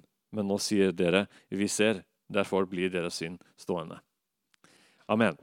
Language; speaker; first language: Norwegian; non-native, fluent; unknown